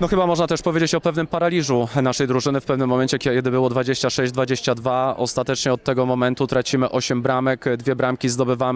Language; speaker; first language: Polish; native; Polish